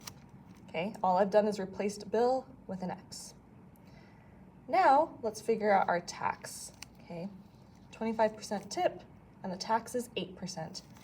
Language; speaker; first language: English; native; English